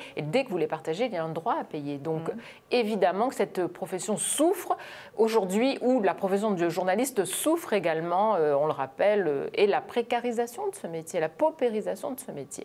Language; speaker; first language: French; native; French